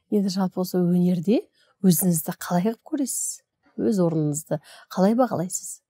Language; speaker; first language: Kazakh; native; Kazakh